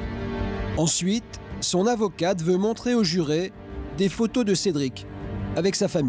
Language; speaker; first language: French; native; French